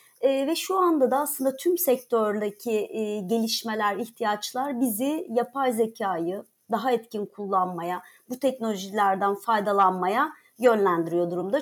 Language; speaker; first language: Turkish; native; Turkish